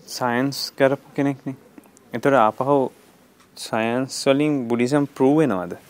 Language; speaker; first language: Sinhala; native; Sinhala